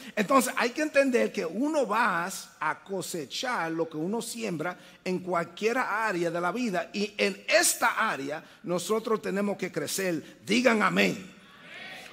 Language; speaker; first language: Spanish; early bilingual, heritage; Spanish